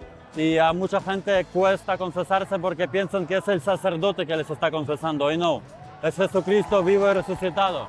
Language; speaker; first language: Spanish; non-native, fluent; Ukrainian